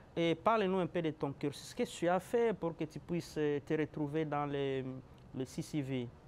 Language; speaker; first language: French; non-native, local second language; Lingala